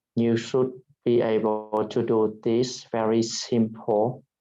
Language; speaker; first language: English; non-native, fluent; Vietnamese